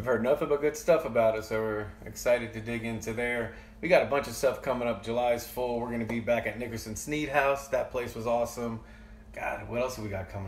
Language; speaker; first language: English; native; English